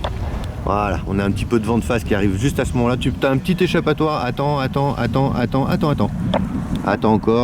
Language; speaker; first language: French; native; French